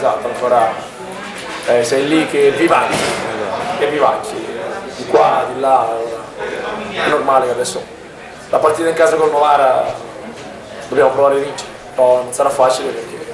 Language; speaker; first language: Italian; native; Italian